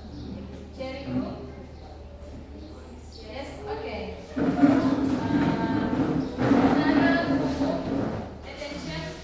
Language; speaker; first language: English; non-native, learner; Indonesian